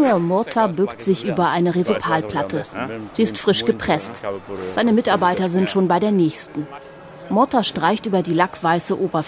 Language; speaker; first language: German; native; German